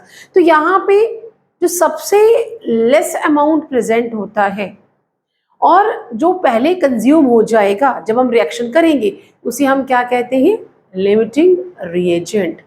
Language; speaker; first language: Hindi; native; Hindi